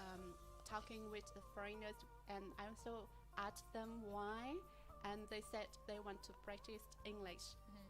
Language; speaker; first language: English; non-native, learner; Vietnamese